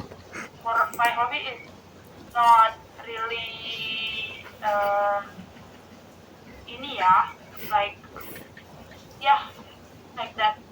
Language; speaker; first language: English; non-native, learner; Indonesian